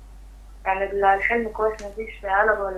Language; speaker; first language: Arabic; native; Arabic